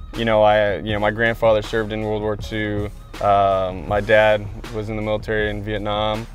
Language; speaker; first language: English; native; English